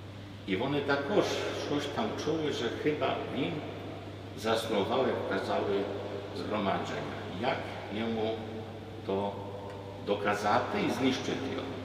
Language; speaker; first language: Ukrainian; non-native, fluent; Polish